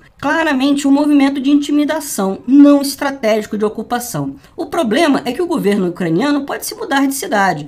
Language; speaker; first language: Portuguese; native; Portuguese